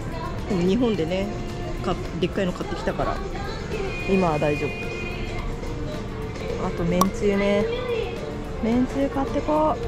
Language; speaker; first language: Japanese; native; Japanese